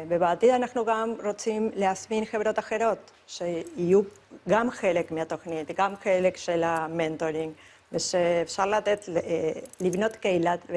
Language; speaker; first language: Hebrew; non-native, fluent; Spanish